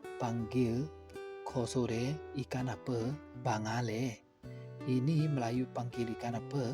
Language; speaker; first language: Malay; non-native, fluent; Burmese